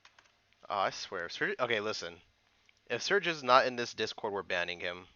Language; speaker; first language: English; native; English